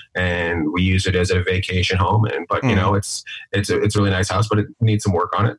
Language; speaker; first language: English; native; English